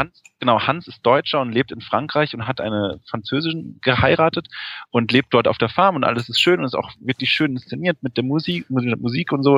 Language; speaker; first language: German; native; German